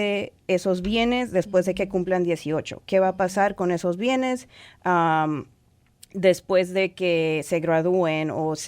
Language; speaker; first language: Spanish; early bilingual, heritage; Spanish